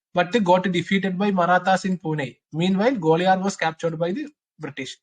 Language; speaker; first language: English; non-native, local second language; Malayalam